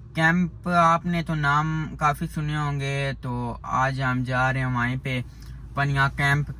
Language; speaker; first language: Urdu; non-native, local second language; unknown